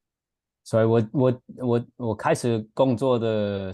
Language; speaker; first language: Chinese; non-native, fluent; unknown